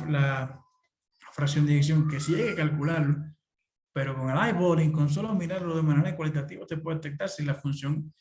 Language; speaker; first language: Spanish; native; Spanish